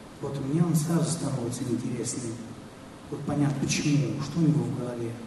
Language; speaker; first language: Russian; non-native, fluent; Italian